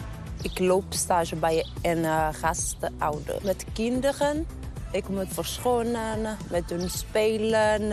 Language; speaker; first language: Dutch; non-native, learner; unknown